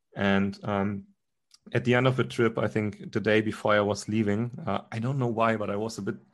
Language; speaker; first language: English; non-native, fluent; German